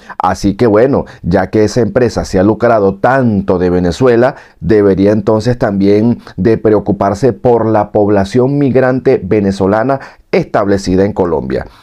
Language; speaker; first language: Spanish; native; Spanish